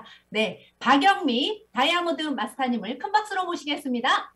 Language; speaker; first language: Korean; native; Korean